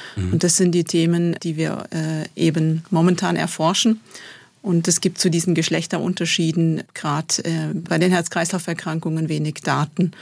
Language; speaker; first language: German; native; German